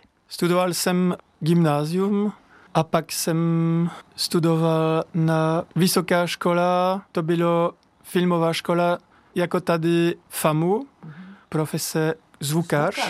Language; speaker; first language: Czech; non-native, learner; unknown